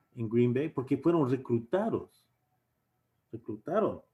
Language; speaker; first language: Spanish; native; Spanish